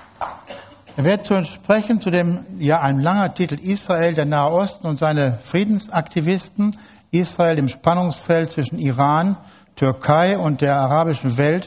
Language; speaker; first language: German; native; German